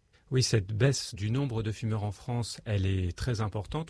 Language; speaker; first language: French; native; French